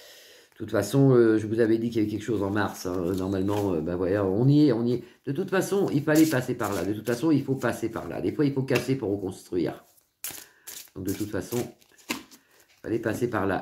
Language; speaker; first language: French; native; French